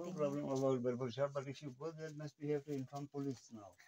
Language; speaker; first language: English; non-native, learner; Urdu